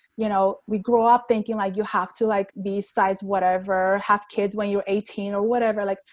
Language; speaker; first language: English; non-native, fluent; Armenian